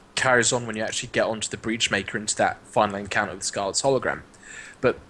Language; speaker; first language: English; native; English